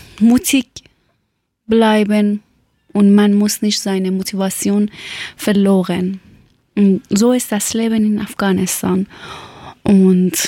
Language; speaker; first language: German; non-native, learner; Persian